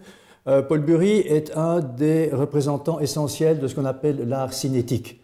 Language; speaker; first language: French; native; French